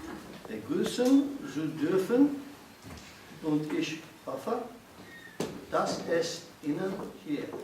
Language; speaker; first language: German; non-native, learner; English